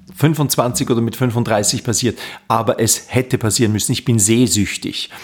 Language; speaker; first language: German; native; German